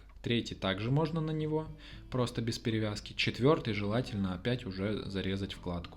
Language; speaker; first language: Russian; native; Russian